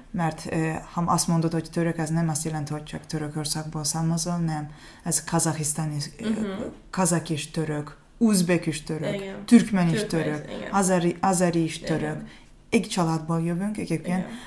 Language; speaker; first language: Hungarian; non-native, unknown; Azerbaijani